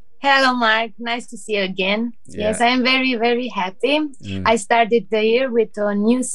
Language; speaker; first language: English; non-native, learner; Romanian